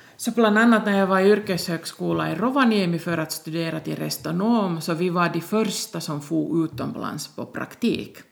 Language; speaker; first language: Swedish; native; Swedish